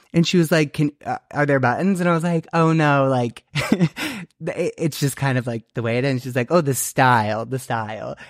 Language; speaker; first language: English; native; English